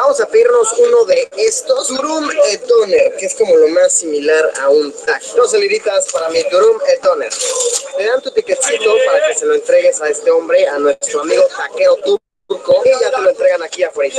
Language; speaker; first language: Spanish; native; Spanish